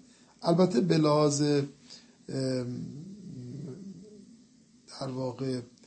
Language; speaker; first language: Persian; native; Persian